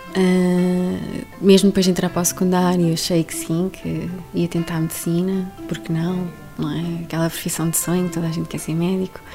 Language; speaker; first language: Portuguese; native; Portuguese